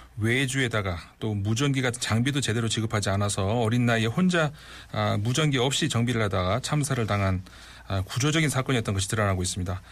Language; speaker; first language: Korean; native; Korean